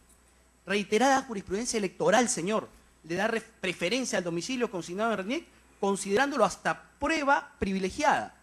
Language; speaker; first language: Spanish; native; Spanish